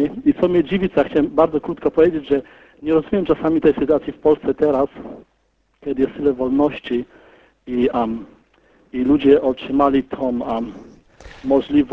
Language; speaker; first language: Polish; early bilingual, heritage; Polish